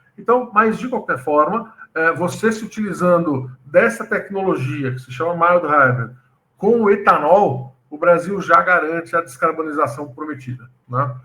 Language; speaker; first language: Portuguese; native; Portuguese